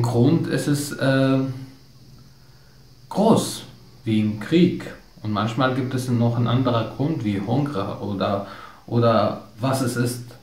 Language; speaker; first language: German; non-native, learner; Arabic